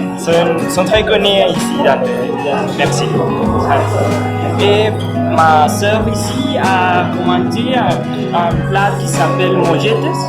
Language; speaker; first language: French; non-native, learner; Spanish